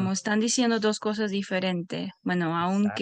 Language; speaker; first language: Spanish; non-native, fluent; Russian